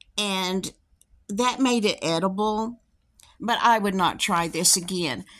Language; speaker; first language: English; native; English